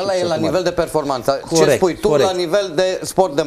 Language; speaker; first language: Romanian; native; Romanian